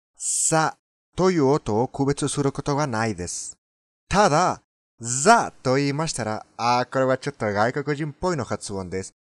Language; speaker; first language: Japanese; non-native, fluent; Spanish